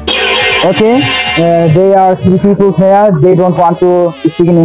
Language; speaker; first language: English; non-native, learner; Bangla